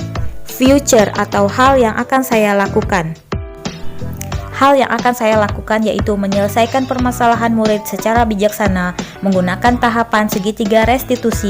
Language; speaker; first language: Indonesian; native; Indonesian